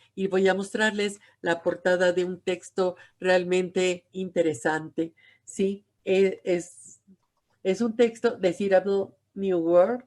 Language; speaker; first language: Spanish; native; Spanish